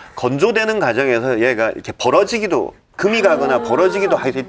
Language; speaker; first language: Korean; native; Korean